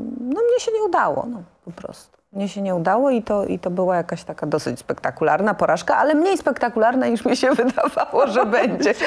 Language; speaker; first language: Polish; native; Polish